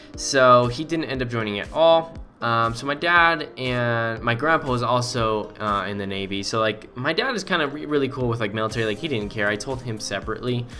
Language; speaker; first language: English; native; English